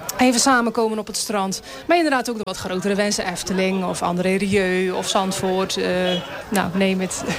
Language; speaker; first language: Dutch; native; Dutch